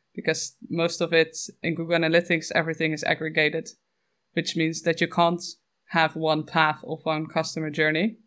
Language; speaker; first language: English; non-native, fluent; Dutch